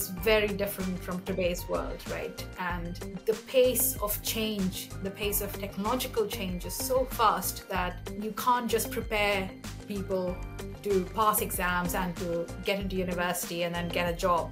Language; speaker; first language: English; non-native, local second language; Malayalam